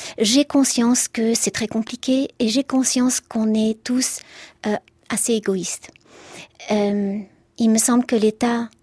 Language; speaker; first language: French; early bilingual, other home language; Arabic